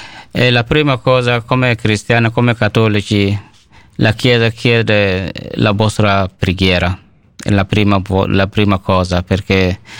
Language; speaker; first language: Italian; non-native, learner; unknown